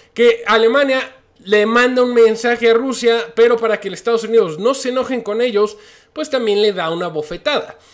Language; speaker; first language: Spanish; native; Spanish